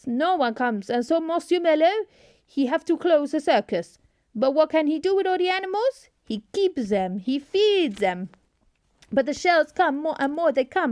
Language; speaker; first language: English; native; English